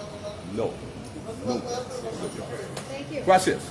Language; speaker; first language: Spanish; non-native, learner; English